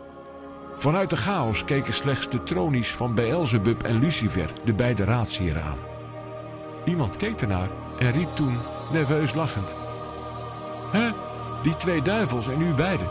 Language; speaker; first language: Dutch; native; Dutch